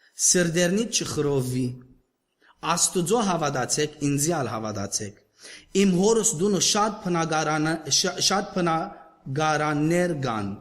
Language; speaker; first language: Armenian; native; Armenian